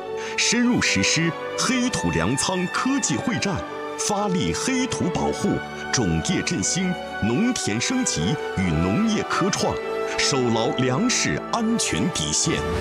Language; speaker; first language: Chinese; native; Chinese